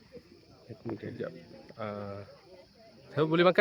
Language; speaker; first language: Malay; native; Malay